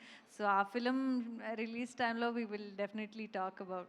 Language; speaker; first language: Telugu; non-native, local second language; Kannada